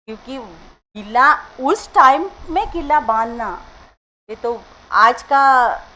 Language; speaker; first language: Hindi; non-native, local second language; Marathi